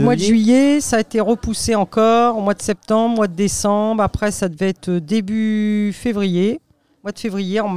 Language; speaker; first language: French; native; French